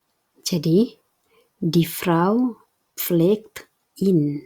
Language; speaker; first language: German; non-native, fluent; Indonesian